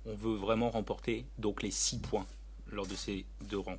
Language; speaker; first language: French; native; French